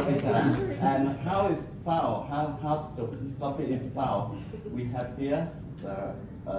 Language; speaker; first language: English; non-native, learner; Vietnamese